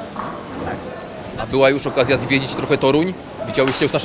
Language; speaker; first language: Polish; native; Polish